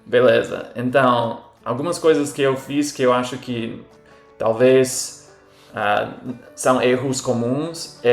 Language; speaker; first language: Portuguese; non-native, fluent; English